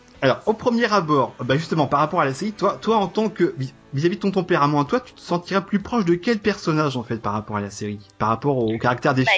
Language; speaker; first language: French; native; French